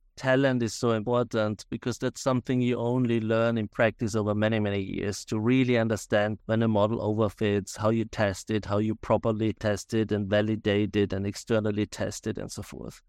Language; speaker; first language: English; non-native, fluent; German